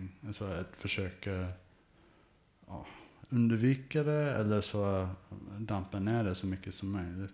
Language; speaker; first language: Swedish; early bilingual, heritage; English